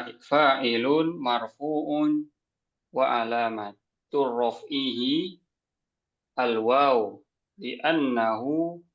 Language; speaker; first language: Arabic; non-native, learner; Indonesian